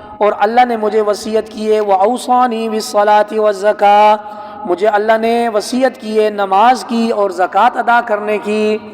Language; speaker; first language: Urdu; non-native, local second language; Punjabi